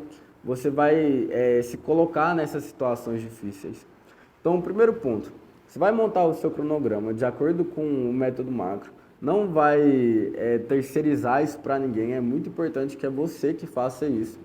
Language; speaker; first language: Portuguese; native; Portuguese